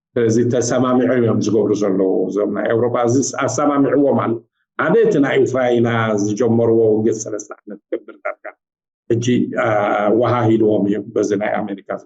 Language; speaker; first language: Tigrinya; native; Tigrinya